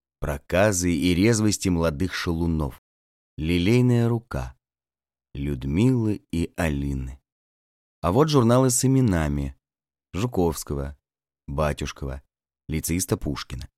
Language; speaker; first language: Russian; native; Russian